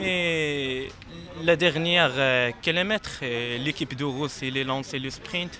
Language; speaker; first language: French; non-native, learner; Arabic